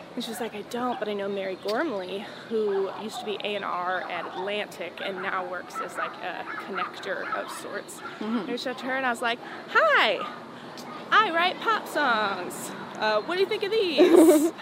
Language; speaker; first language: English; native; English